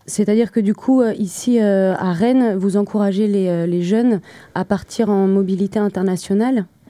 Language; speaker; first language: French; native; French